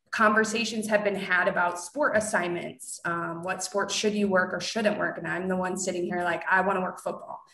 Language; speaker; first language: English; native; English